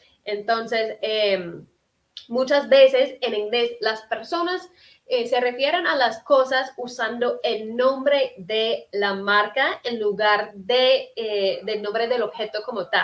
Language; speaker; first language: Spanish; early bilingual, heritage; Spanish